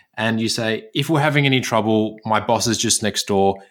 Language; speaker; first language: English; native; English